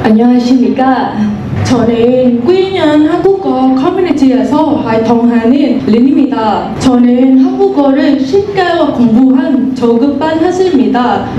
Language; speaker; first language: Korean; non-native, learner; Vietnamese